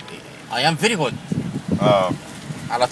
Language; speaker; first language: Arabic; native; Arabic